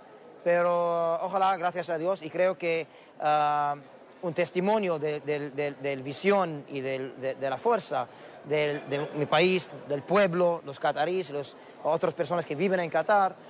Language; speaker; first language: Spanish; non-native, learner; Arabic